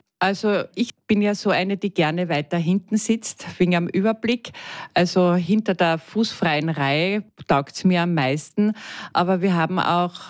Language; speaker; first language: German; native; German